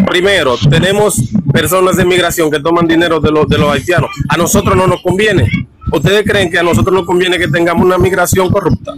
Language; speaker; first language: Spanish; native; Spanish